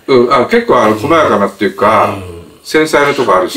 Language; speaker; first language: Japanese; native; Japanese